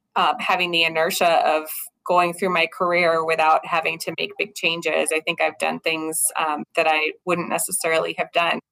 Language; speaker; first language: English; native; English